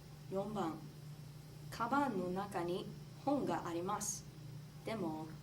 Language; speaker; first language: Japanese; non-native, learner; English